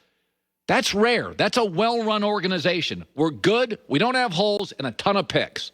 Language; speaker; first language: English; native; English